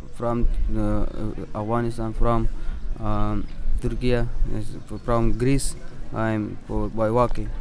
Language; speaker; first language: English; non-native, learner; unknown